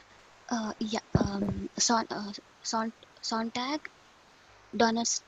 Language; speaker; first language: German; non-native, learner; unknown